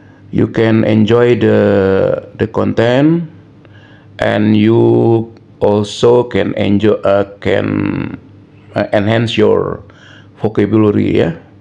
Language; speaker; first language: English; non-native, learner; Indonesian